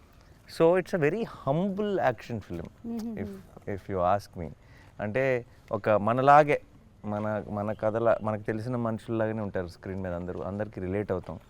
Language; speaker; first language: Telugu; native; Telugu